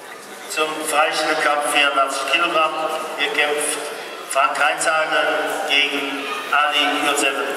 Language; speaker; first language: German; native; German